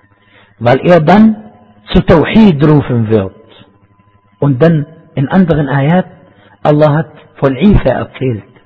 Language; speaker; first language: German; non-native, fluent; Arabic